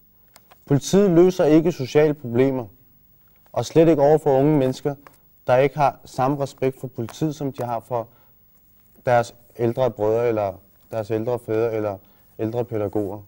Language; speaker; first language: Danish; early bilingual, other home language; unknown